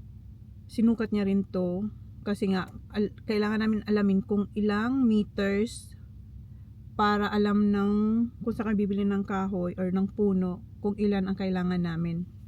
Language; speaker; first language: Filipino; native; Filipino